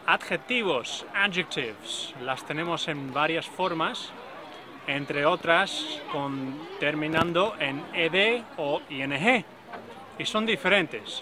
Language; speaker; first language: Spanish; non-native, fluent; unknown